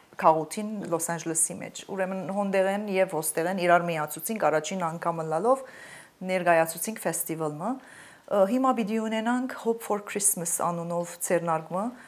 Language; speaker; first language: Armenian; early bilingual, heritage; Armenian